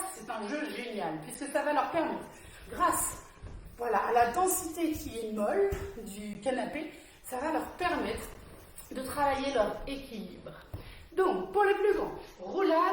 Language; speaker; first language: French; native; French